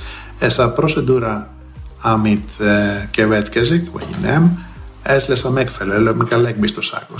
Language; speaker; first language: Hungarian; non-native, fluent; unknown